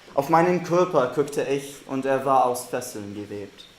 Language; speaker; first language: German; non-native, learner; Arabic